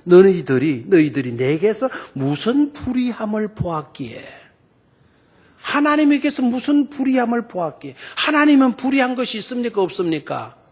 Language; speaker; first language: Korean; native; Korean